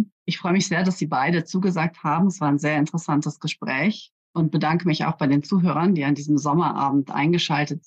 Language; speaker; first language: German; native; German